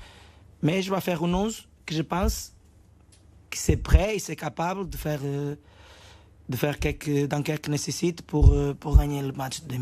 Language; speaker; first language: French; non-native, fluent; Portuguese